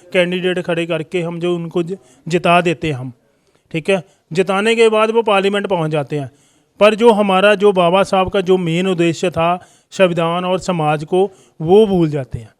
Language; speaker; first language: Hindi; non-native, local second language; Punjabi